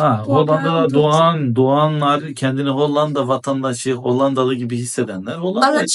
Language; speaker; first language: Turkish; native; Turkish